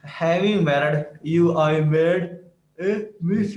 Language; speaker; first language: English; non-native, learner; Urdu